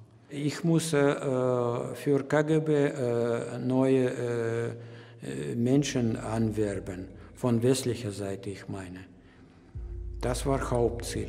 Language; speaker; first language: German; non-native, learner; Russian